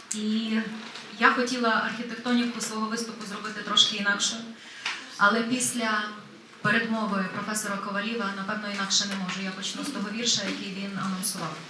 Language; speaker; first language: Ukrainian; native; Ukrainian